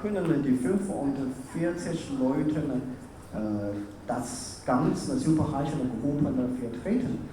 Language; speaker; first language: German; non-native, learner; Chinese